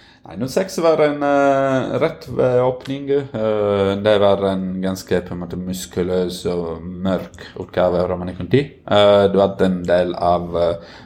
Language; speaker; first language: Norwegian; non-native, fluent; Italian